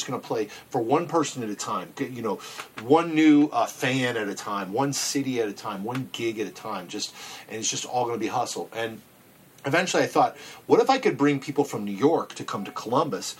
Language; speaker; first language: English; native; English